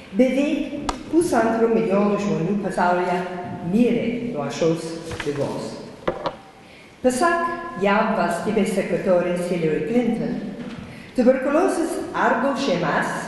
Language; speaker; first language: Lithuanian; non-native, learner; English